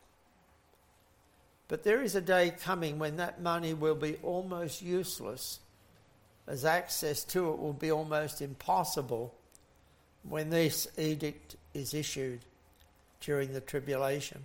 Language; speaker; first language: English; native; English